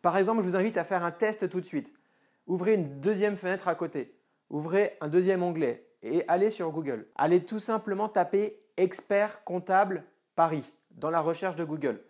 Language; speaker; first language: French; native; French